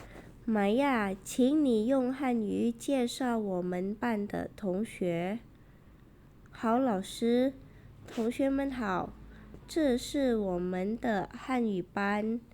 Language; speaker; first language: Chinese; non-native, fluent; Indonesian